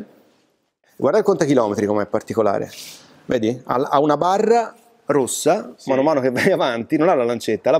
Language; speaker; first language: Italian; native; Italian